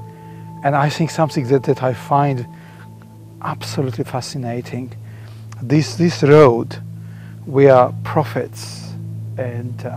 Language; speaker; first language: English; non-native, fluent; Georgian